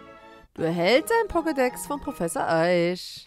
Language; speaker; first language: German; native; German